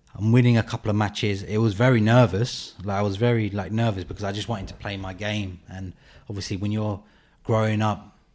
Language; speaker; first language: English; native; English